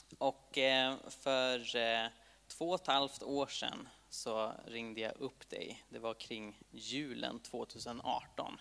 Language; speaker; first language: Swedish; native; Swedish